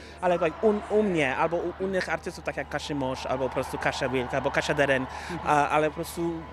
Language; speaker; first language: Polish; non-native, fluent; English